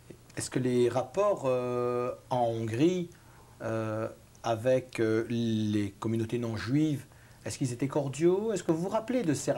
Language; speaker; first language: French; native; French